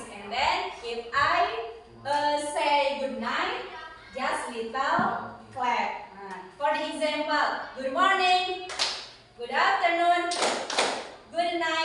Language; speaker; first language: English; non-native, learner; Indonesian